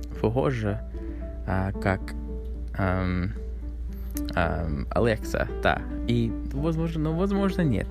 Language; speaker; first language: Russian; non-native, learner; English